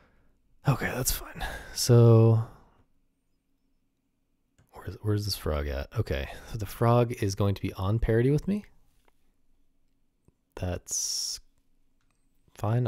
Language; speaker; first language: English; native; English